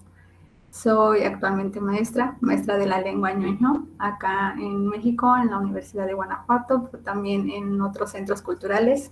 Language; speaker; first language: Spanish; non-native, local second language; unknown